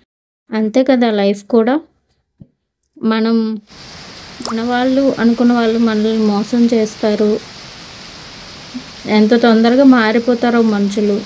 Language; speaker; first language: Telugu; native; Telugu